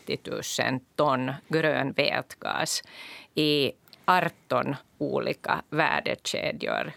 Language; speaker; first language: Swedish; non-native, local second language; Finnish